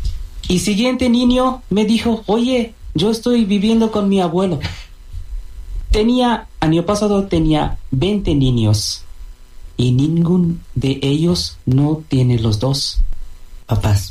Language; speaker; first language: Spanish; non-native, fluent; Bangla